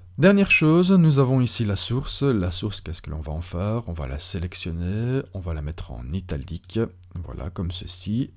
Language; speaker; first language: French; native; French